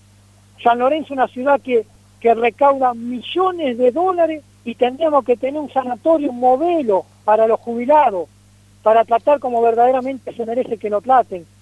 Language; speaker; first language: Spanish; native; Spanish